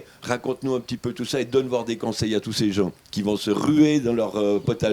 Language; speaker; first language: French; native; French